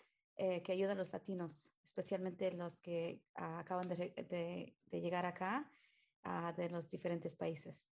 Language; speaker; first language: Spanish; early bilingual, heritage; Spanish